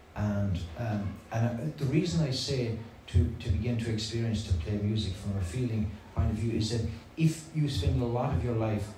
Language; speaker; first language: English; native; English